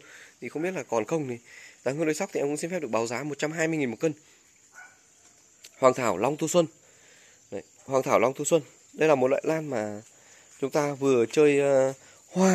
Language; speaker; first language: Vietnamese; native; Vietnamese